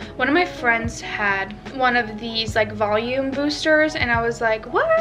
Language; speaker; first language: English; native; English